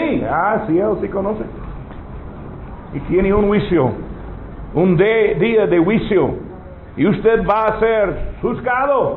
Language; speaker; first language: Spanish; non-native, learner; English